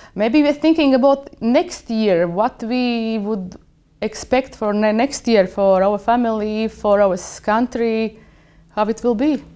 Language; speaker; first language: English; non-native, fluent; Latvian